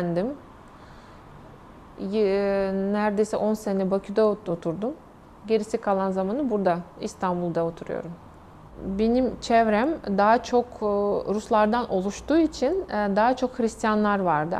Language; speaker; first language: Turkish; non-native, fluent; Russian